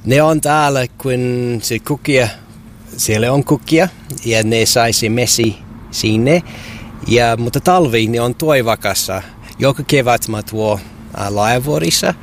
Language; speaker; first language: Finnish; non-native, learner; English